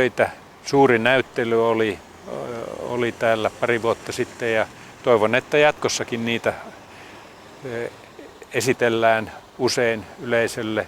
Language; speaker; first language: Finnish; native; Finnish